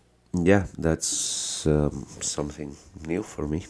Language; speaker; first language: English; non-native, fluent; Spanish